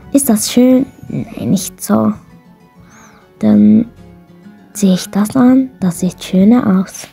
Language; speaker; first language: German; non-native, learner; Arabic